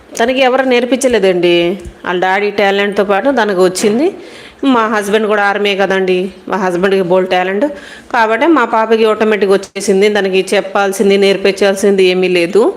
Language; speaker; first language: Telugu; non-native, local second language; Hindi